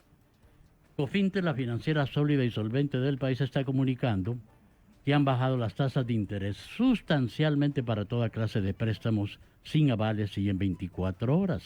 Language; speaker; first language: Spanish; native; Spanish